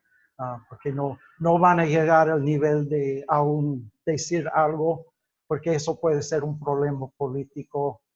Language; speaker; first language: Spanish; non-native, fluent; English